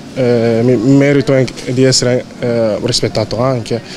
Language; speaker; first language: Italian; non-native, fluent; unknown